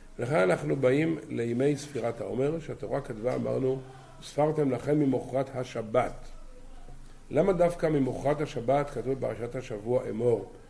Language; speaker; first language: Hebrew; native; Hebrew